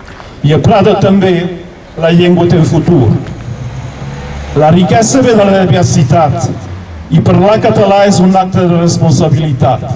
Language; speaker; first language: Catalan; non-native, local second language; French